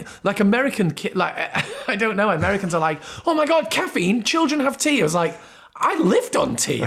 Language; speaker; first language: English; native; English